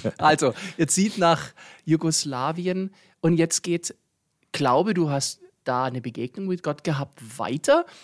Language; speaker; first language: German; native; German